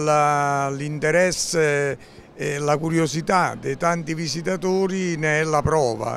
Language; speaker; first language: Italian; native; Italian